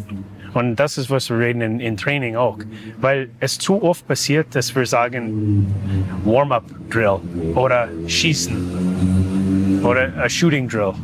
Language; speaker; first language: German; non-native, learner; English